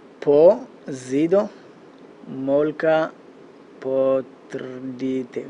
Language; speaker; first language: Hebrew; early bilingual, other home language; Amharic